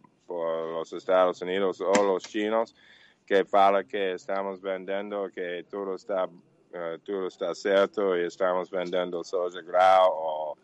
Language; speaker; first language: Portuguese; non-native, learner; English